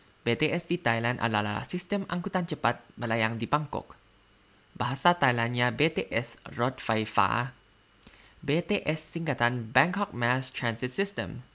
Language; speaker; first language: Indonesian; non-native, learner; Thai